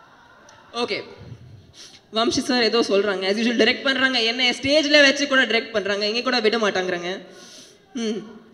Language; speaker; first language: Tamil; non-native, fluent; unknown